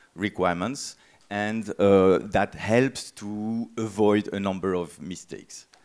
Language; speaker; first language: English; non-native, fluent; French